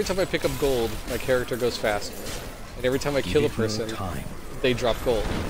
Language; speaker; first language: English; native; English